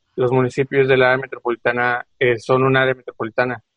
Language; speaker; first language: Spanish; native; Spanish